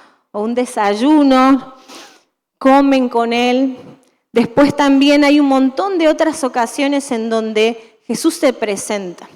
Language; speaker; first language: Spanish; native; Spanish